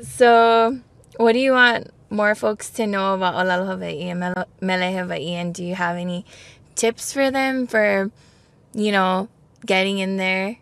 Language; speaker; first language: English; native; English